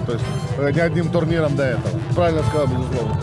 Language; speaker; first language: Russian; native; Russian